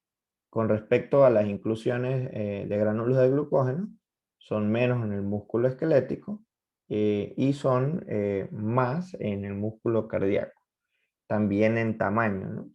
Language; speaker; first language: Spanish; native; Spanish